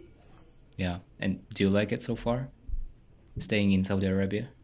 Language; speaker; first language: English; non-native, fluent; Tajik